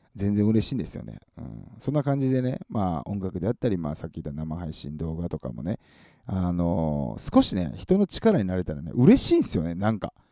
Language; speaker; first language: Japanese; native; Japanese